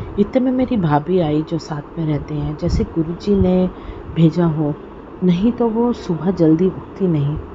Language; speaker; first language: Hindi; non-native, local second language; Punjabi